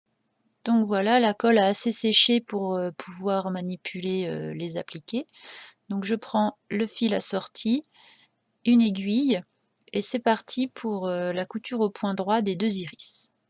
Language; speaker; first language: French; native; French